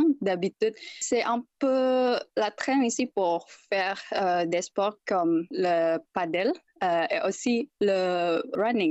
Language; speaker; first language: French; non-native, fluent; Indonesian